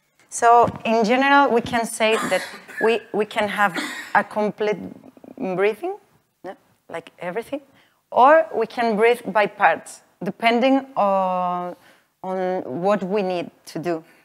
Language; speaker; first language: English; non-native, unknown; Spanish